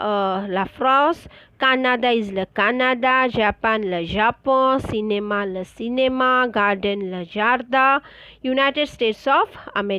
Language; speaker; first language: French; non-native, fluent; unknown